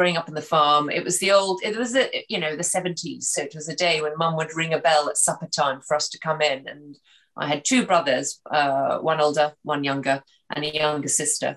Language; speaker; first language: English; native; English